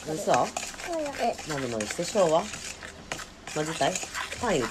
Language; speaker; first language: Japanese; native; Japanese